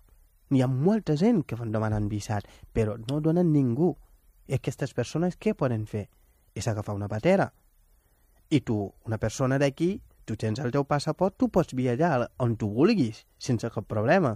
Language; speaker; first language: Catalan; non-native, fluent; Wolof